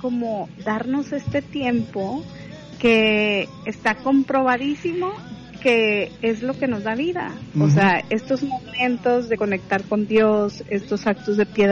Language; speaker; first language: Spanish; native; Spanish